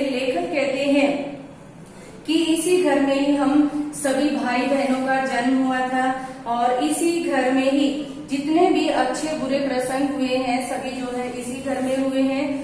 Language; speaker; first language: Hindi; non-native, local second language; Gujarati